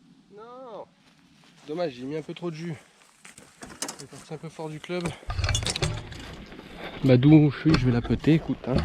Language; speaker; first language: French; native; French